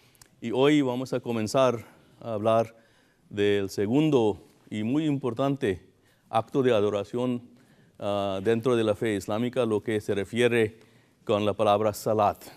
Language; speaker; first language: Spanish; non-native, fluent; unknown